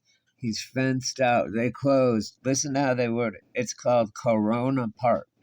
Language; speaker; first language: English; native; English